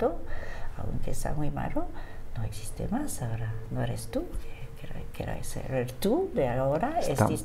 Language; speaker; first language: Spanish; non-native, fluent; French